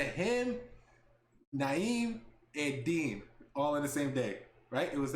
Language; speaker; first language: English; native; English